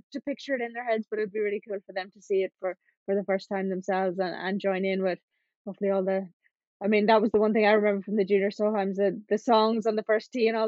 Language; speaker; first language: English; native; English